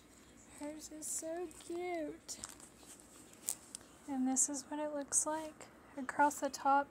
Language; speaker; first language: English; native; English